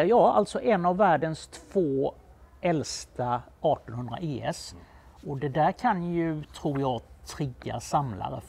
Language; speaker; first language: Swedish; native; Swedish